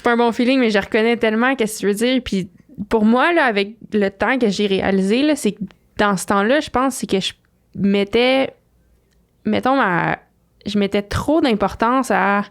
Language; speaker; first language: French; native; French